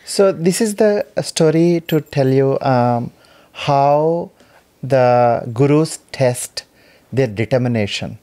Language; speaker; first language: English; non-native, local second language; Telugu